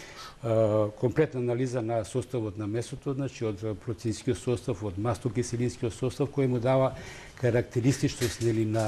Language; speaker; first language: Macedonian; native; Macedonian